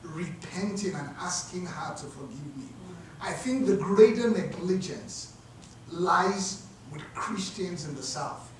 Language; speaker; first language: English; non-native, local second language; Yoruba